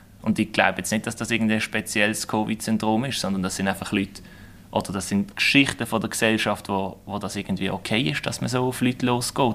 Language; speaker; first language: German; native; German